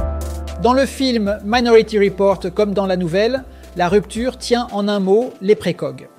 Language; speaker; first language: French; native; French